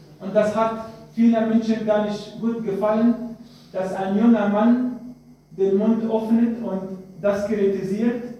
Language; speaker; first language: German; non-native, fluent; Arabic